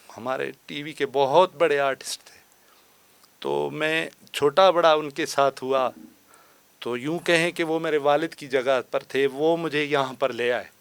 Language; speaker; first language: Urdu; non-native, local second language; Baluchi